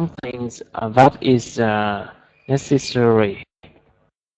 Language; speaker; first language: English; non-native, learner; Vietnamese